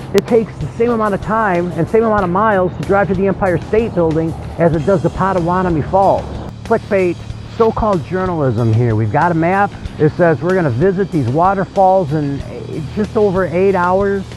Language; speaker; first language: English; native; English